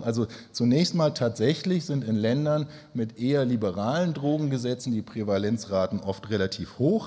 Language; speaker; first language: German; native; German